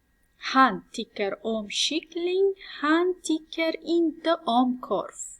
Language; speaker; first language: Swedish; non-native, fluent; Persian